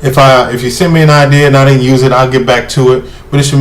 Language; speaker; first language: English; native; English